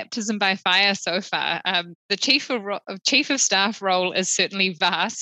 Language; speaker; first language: English; native; English